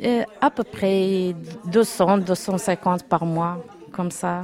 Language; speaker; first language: French; non-native, learner; Arabic